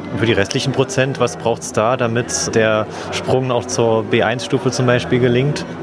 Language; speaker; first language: German; native; German